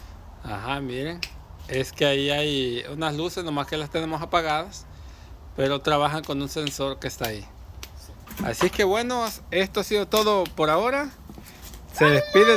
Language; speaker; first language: Spanish; native; Spanish